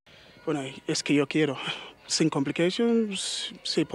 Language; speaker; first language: Spanish; non-native, learner; English